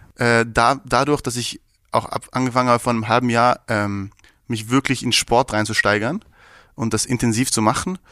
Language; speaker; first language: German; early bilingual, other home language; Persian